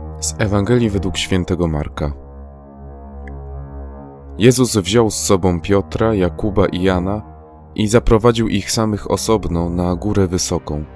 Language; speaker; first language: Polish; native; Polish